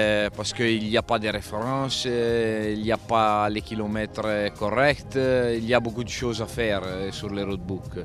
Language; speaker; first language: French; non-native, fluent; Italian